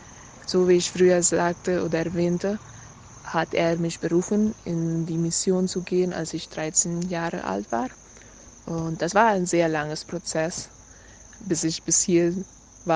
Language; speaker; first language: German; non-native, learner; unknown